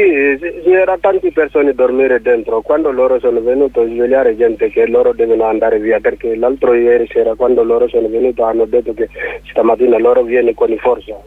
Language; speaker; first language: Italian; non-native, learner; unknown